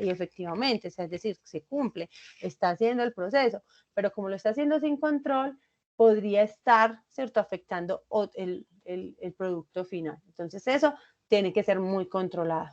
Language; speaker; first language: Spanish; native; Spanish